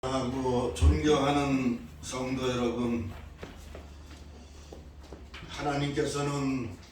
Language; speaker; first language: Korean; native; Korean